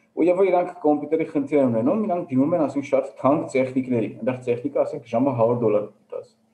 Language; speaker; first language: Armenian; early bilingual, heritage; Armenian